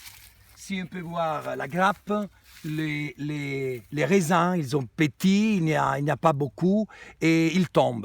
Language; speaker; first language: French; non-native, fluent; Italian